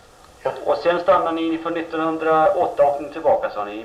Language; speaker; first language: Swedish; native; Swedish